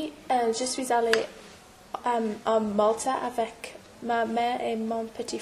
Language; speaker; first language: French; non-native, learner; English